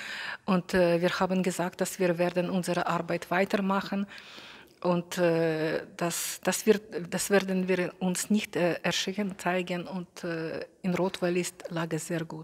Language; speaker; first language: German; non-native, fluent; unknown